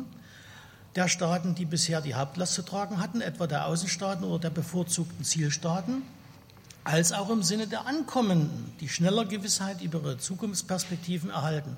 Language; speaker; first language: German; native; German